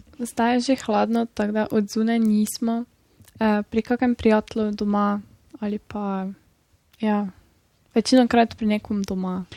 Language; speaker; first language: Slovenian; native; Slovenian